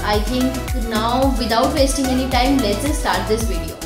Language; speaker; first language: English; non-native, local second language; Odia